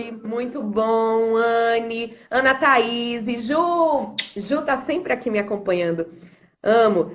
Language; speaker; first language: Portuguese; native; Portuguese